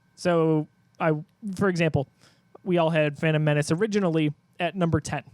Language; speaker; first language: English; native; English